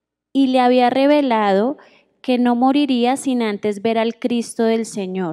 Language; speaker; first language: Spanish; native; Spanish